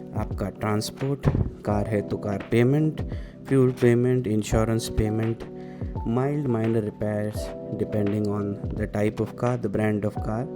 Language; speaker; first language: Hindi; native; Hindi